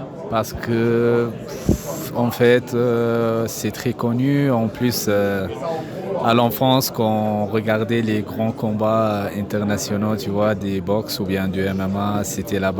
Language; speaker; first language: French; non-native, fluent; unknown